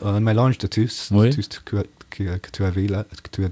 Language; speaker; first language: French; non-native, learner; English